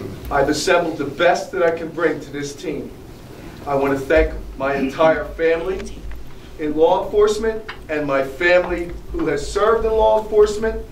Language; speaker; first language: English; native; English